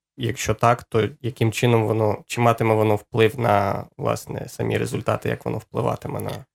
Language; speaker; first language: Ukrainian; native; Ukrainian